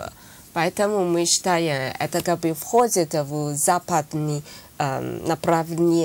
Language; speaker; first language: Russian; non-native, learner; Chinese